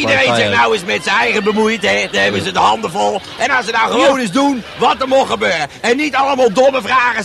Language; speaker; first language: Dutch; native; Dutch